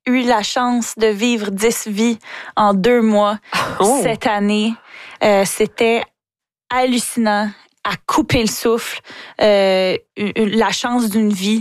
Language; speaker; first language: French; native; French